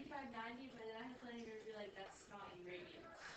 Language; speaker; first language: English; native; English